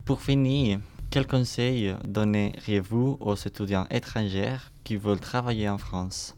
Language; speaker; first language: French; non-native, learner; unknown